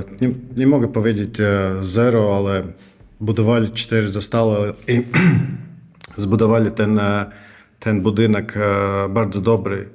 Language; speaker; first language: Polish; non-native, learner; Russian